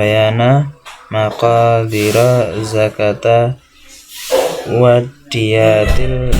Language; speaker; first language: Arabic; non-native, learner; Indonesian